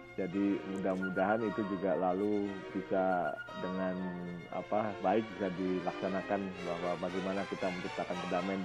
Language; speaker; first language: Indonesian; native; Indonesian